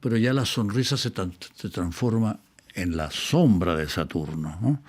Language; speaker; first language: Spanish; native; Spanish